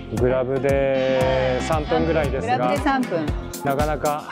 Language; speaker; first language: Japanese; native; Japanese